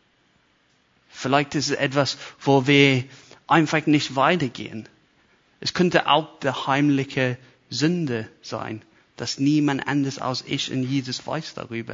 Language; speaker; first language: German; non-native, fluent; English